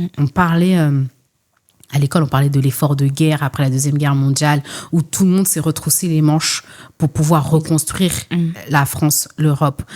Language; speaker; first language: French; early bilingual, other home language; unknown